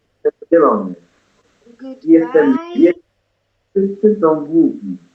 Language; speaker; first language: Polish; non-native, learner; English